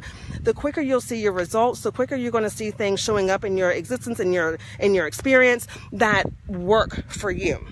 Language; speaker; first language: English; native; English